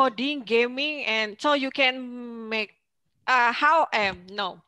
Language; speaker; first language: English; non-native, fluent; Indonesian